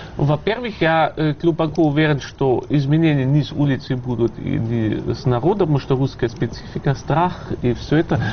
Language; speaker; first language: Russian; non-native, fluent; German